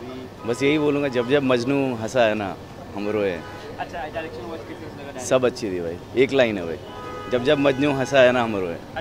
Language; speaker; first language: Hindi; native; Hindi